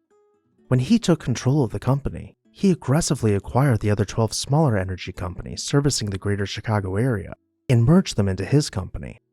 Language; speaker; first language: English; native; English